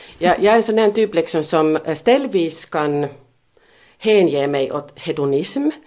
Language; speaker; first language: Swedish; non-native, local second language; Finnish